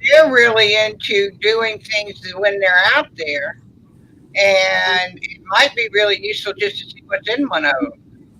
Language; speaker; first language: English; native; English